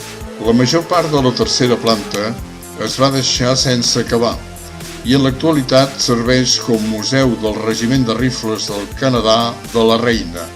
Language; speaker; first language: Catalan; native; Catalan